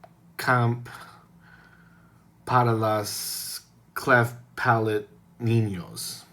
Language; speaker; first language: Spanish; non-native, learner; English